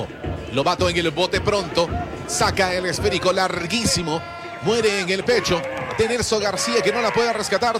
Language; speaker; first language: Spanish; native; Spanish